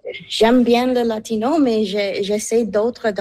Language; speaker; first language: French; non-native, fluent; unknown